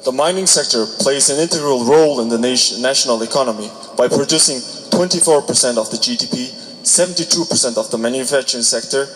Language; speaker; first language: English; non-native, fluent; Mongolian